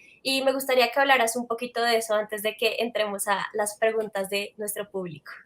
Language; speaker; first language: Spanish; native; Spanish